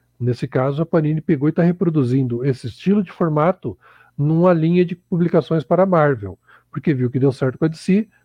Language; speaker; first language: Portuguese; native; Portuguese